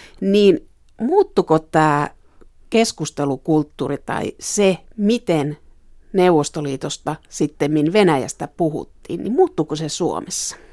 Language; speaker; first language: Finnish; native; Finnish